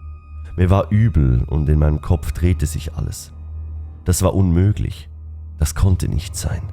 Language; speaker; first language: German; native; German